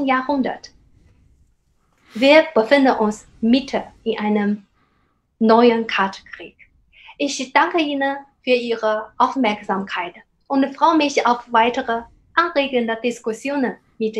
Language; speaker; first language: German; non-native, fluent; Chinese